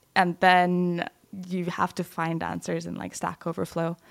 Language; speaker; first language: English; non-native, fluent; Lithuanian